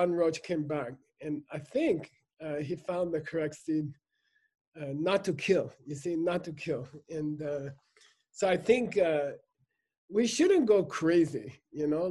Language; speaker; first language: English; native; English